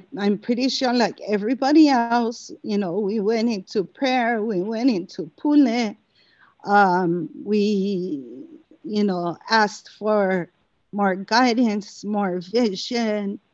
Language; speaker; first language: English; native; English